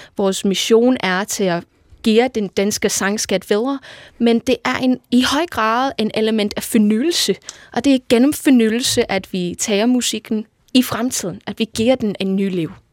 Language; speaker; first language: Danish; non-native, fluent; English